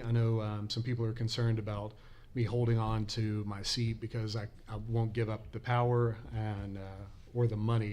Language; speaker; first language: English; native; English